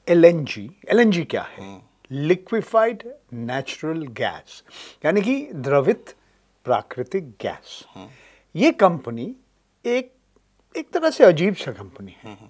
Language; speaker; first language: Hindi; native; Hindi